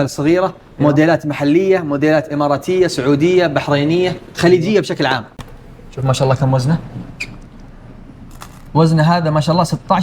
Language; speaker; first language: Arabic; native; Arabic